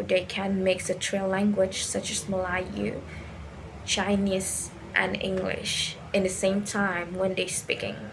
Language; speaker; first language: English; non-native, learner; Indonesian